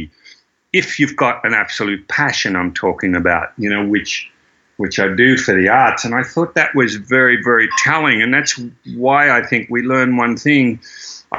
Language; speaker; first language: English; native; English